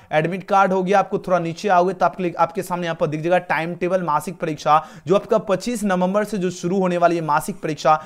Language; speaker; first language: Hindi; native; Hindi